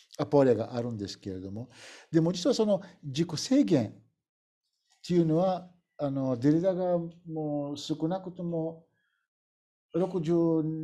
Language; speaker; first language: Japanese; non-native, fluent; Bulgarian